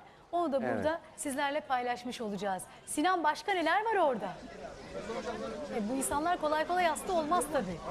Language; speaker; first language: Turkish; native; Turkish